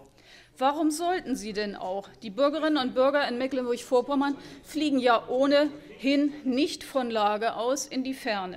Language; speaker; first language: German; native; German